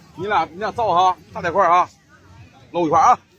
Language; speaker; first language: Chinese; native; Chinese